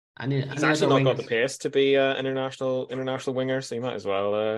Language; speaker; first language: English; native; English